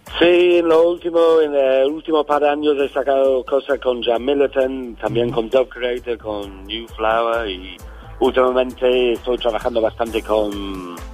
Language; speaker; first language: Spanish; non-native, fluent; English